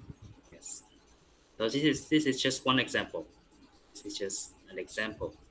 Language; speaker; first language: English; non-native, fluent; Vietnamese